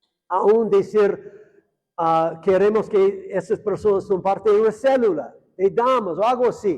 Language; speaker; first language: Spanish; non-native, fluent; English